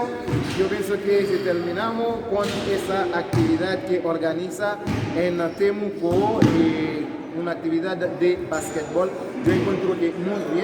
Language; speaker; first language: Spanish; non-native, learner; Haitian Creole